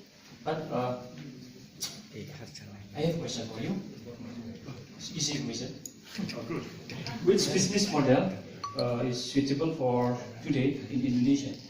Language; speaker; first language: English; non-native, learner; Indonesian